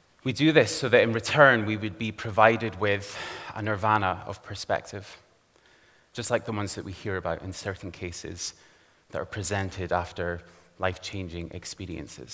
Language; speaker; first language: English; native; English